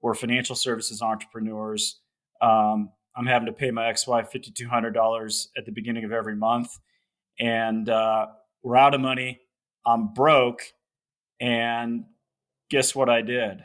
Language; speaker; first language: English; native; English